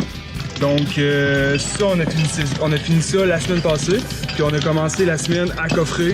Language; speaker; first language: French; native; French